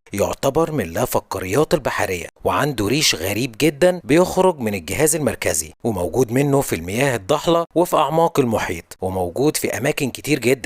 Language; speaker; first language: Arabic; native; Arabic